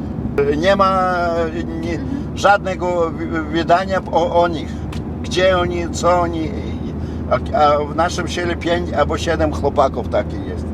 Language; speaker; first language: Polish; non-native, learner; Ukrainian